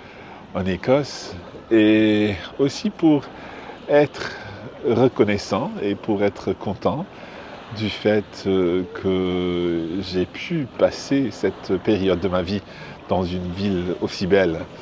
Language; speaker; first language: French; non-native, fluent; English